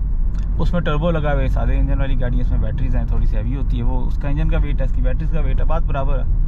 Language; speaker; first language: Urdu; native; Urdu